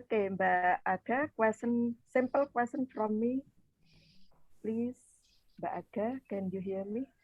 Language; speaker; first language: English; non-native, fluent; Indonesian